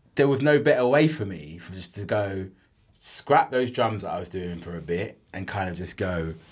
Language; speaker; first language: English; native; English